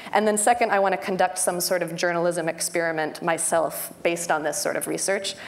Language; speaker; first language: English; native; English